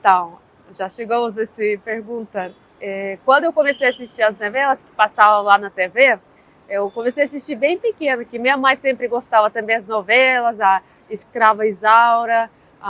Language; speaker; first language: Portuguese; non-native, fluent; Russian